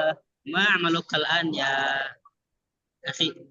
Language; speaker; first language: Arabic; non-native, learner; Indonesian